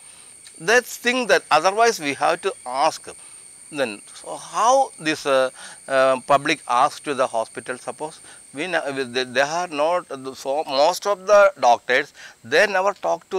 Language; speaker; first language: English; non-native, local second language; Malayalam